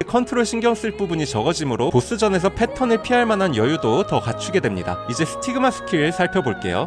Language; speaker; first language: Korean; native; Korean